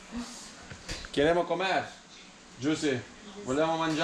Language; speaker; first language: Italian; native; Italian